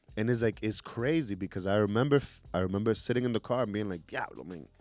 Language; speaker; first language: English; early bilingual, other home language; Spanish